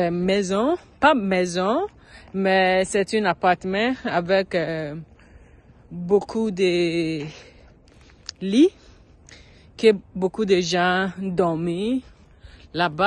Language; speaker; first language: French; non-native, learner; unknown